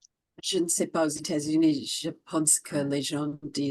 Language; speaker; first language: French; non-native, fluent; English